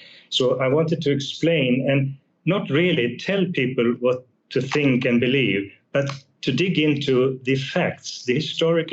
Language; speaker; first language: English; non-native, fluent; Swedish